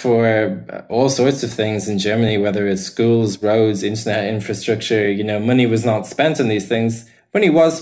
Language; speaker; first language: English; native; English